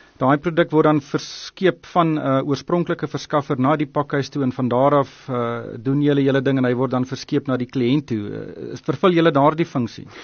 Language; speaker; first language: Afrikaans; native; Afrikaans